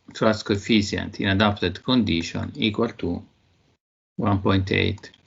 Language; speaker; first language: English; non-native, fluent; Italian